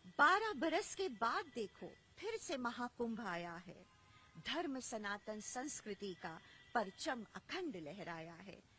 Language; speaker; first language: Hindi; native; Hindi